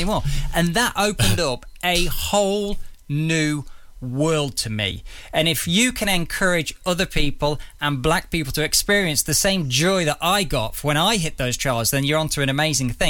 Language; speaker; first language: English; native; English